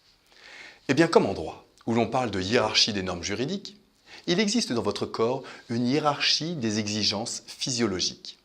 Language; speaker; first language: French; native; French